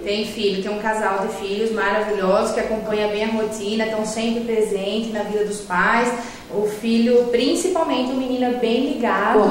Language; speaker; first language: Portuguese; native; Portuguese